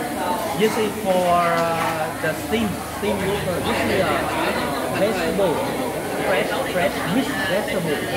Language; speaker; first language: English; non-native, fluent; Vietnamese